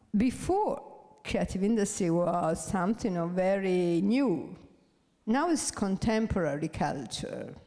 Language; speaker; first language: English; non-native, fluent; Italian